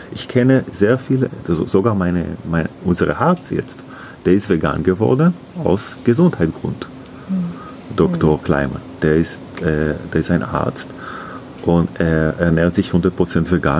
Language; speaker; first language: German; non-native, learner; Hebrew